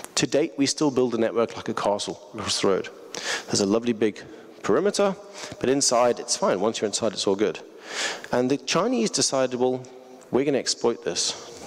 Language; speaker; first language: English; native; English